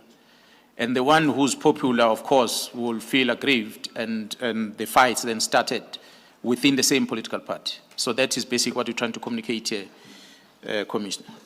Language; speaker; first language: English; non-native, local second language; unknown